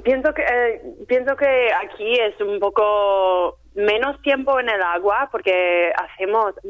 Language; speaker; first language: Spanish; non-native, fluent; English